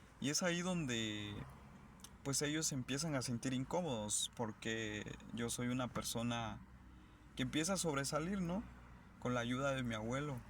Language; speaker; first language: Spanish; non-native, local second language; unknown